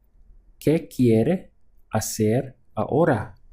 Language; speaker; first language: Spanish; non-native, fluent; English